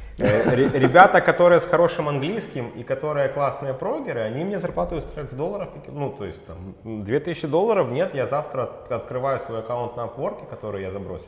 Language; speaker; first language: Russian; native; Russian